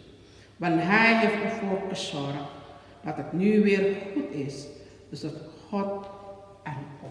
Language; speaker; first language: Dutch; non-native, learner; Indonesian